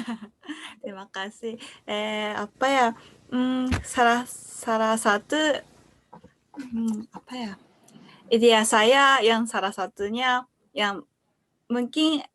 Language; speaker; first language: Indonesian; non-native, learner; Japanese